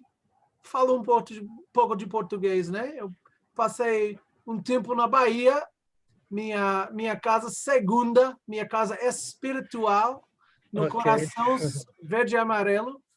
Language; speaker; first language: Portuguese; non-native, learner; English